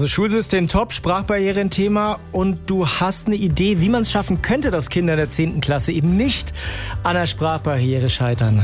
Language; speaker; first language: German; native; German